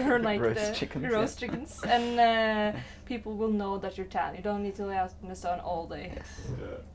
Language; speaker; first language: English; non-native, fluent; Norwegian